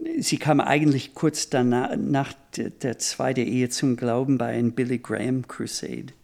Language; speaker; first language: German; non-native, fluent; English